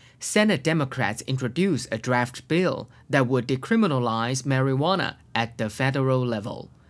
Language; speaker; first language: English; non-native, fluent; Chinese